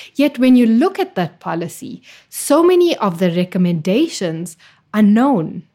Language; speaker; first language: English; native; English